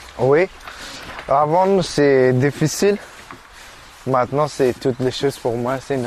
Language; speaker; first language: French; non-native, learner; Persian